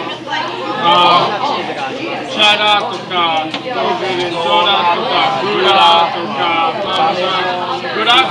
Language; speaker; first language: Japanese; non-native, learner; English